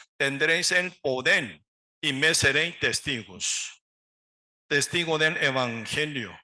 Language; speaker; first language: Spanish; non-native, learner; Korean